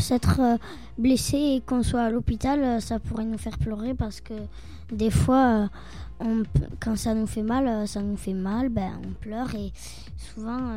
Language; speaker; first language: French; native; French